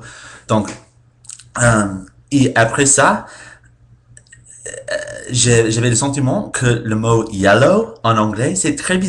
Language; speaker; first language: French; non-native, fluent; English